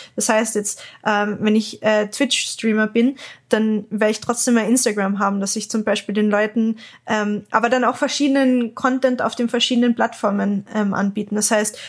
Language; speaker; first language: German; native; German